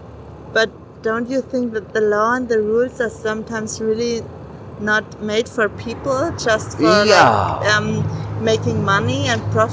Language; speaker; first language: English; non-native, fluent; German